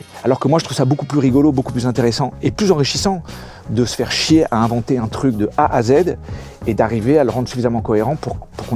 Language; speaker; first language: French; native; French